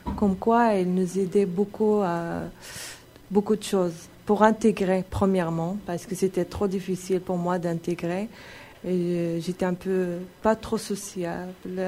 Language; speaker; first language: French; non-native, local second language; Arabic